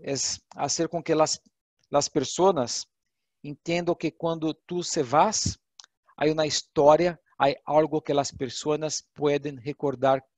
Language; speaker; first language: Portuguese; non-native, learner; Spanish